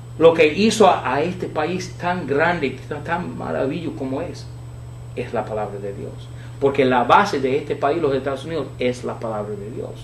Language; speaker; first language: Spanish; non-native, fluent; English